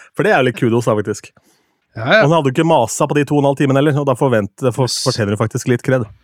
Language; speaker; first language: Norwegian; native; Norwegian